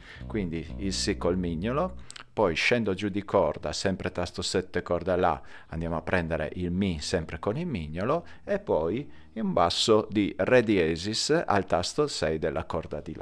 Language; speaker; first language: Italian; native; Italian